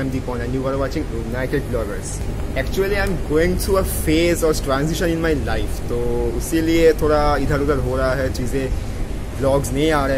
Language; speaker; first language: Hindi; non-native, local second language; Bangla